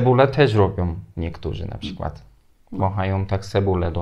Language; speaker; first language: Polish; non-native, fluent; Turkish